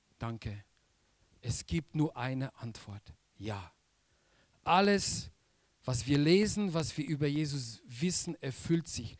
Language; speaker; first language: German; non-native, fluent; Polish